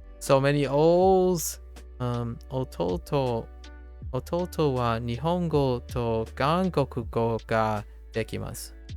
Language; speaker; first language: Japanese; non-native, learner; English